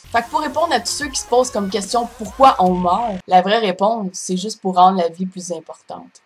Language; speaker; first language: French; native; French